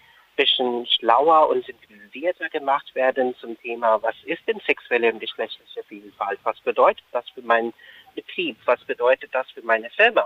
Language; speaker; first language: German; non-native, fluent; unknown